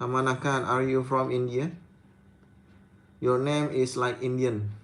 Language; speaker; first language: English; non-native, learner; Indonesian